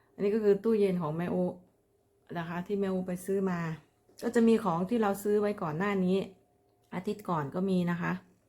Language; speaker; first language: Thai; native; Thai